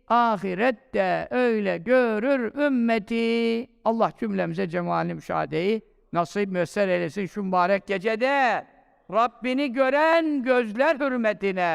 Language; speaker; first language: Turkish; native; Turkish